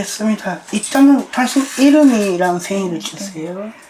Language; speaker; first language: Korean; non-native, learner; Japanese